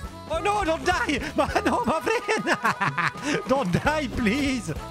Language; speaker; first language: English; non-native, learner; French